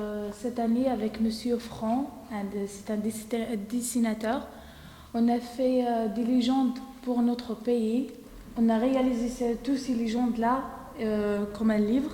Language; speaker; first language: French; non-native, learner; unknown